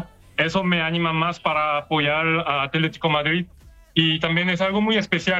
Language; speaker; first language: Spanish; non-native, learner; Korean